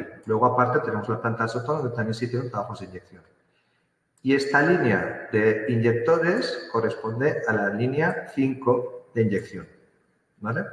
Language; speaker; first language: Spanish; native; Spanish